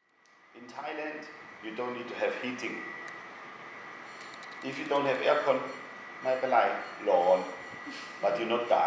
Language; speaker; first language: English; non-native, fluent; German